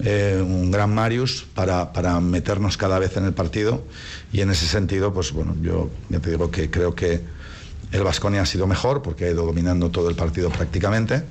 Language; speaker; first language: Spanish; native; Spanish